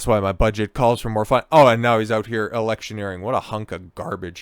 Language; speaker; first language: English; native; English